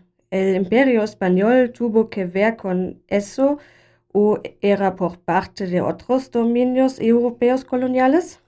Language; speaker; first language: Spanish; non-native, learner; German